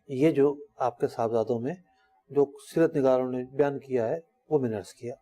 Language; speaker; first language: Urdu; native; Urdu